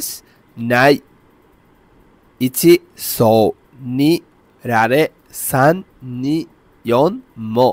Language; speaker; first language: Japanese; non-native, fluent; Bangla